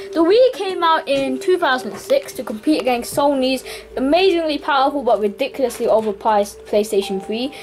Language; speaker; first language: English; native; English